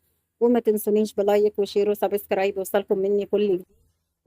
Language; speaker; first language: Arabic; native; Arabic